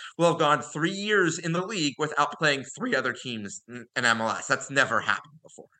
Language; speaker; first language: English; native; English